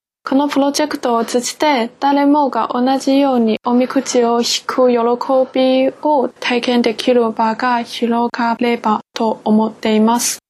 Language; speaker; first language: Japanese; non-native, fluent; Chinese